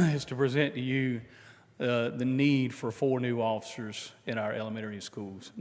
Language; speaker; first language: English; native; English